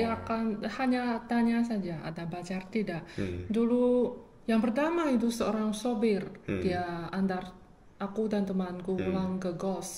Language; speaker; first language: Indonesian; non-native, fluent; Chinese